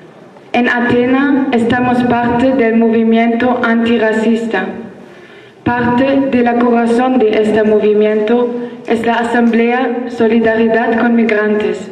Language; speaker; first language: Spanish; non-native, learner; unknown